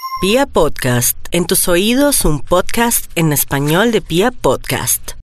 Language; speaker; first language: Spanish; native; Spanish